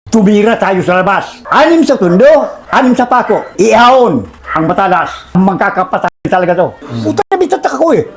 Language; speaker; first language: Filipino; native; Filipino